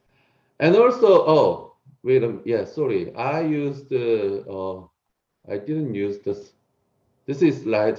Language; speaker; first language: English; non-native, learner; Korean